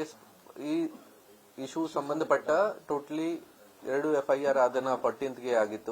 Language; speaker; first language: Kannada; non-native, local second language; Hindi